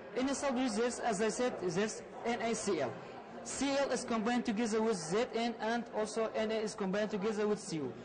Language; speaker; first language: English; non-native, learner; Arabic